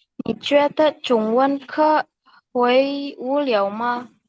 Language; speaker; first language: Chinese; non-native, learner; Indonesian